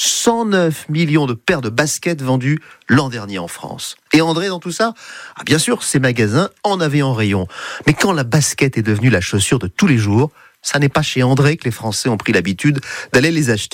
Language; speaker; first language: French; native; French